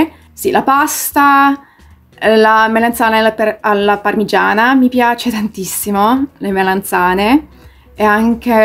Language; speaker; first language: Italian; early bilingual, heritage; English